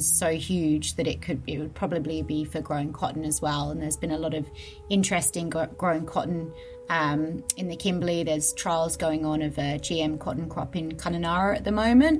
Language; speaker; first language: English; native; English